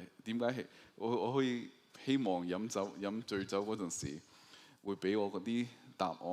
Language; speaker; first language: Cantonese; early bilingual, heritage; Cantonese